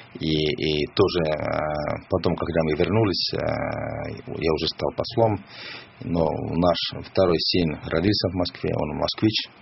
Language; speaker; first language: Russian; non-native, fluent; Finnish